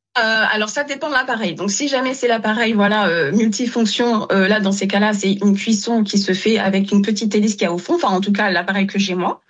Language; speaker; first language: French; non-native, local second language; Wolof